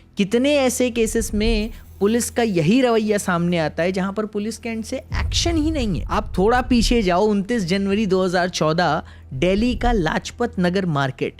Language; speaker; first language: Hindi; native; Hindi